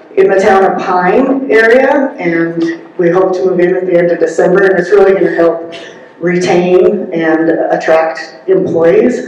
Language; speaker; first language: English; native; English